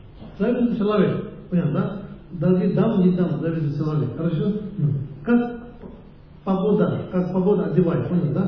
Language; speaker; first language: Russian; non-native, learner; Tibetan